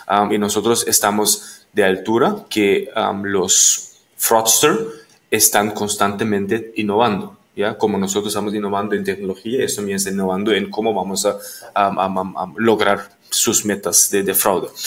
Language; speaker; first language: Spanish; non-native, fluent; Papiamento